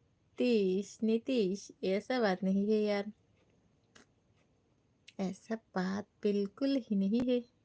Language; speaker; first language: Hindi; non-native, local second language; Bangla